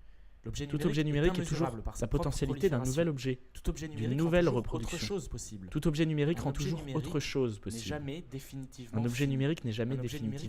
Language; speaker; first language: French; native; French